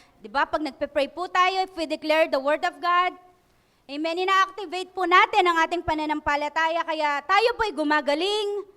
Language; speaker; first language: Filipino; non-native, local second language; Pampanga